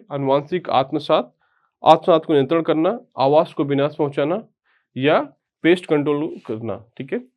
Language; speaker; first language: Hindi; native; Hindi